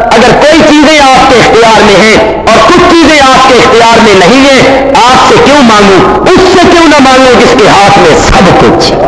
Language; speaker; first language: Urdu; non-native, local second language; Punjabi